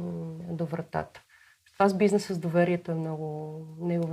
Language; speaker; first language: Bulgarian; native; Bulgarian